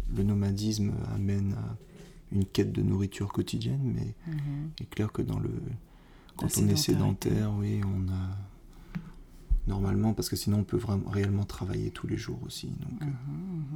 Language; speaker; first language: French; native; French